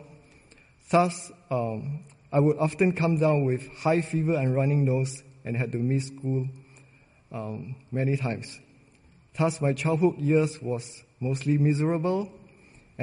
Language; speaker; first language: English; non-native, local second language; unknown